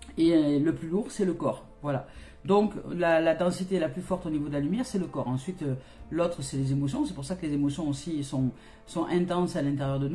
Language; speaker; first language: French; native; French